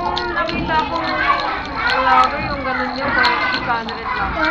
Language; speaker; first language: Filipino; native; Filipino